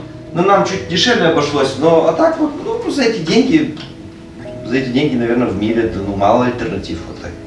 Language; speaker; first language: Russian; native; Russian